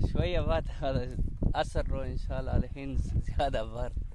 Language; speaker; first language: Arabic; non-native, learner; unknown